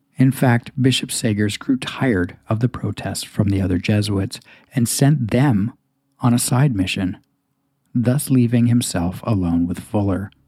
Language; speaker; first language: English; native; English